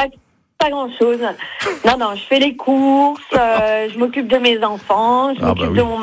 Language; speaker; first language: French; native; French